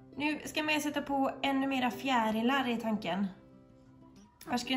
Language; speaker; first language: Swedish; native; Swedish